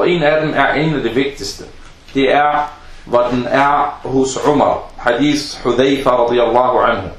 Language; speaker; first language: Danish; early bilingual, other home language; Arabic